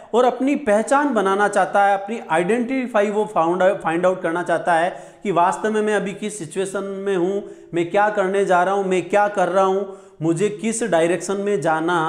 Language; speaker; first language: Hindi; native; Hindi